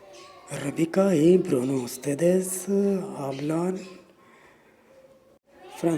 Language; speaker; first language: Spanish; non-native, learner; Urdu